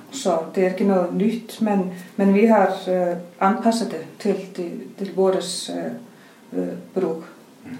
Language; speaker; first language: Swedish; non-native, fluent; Icelandic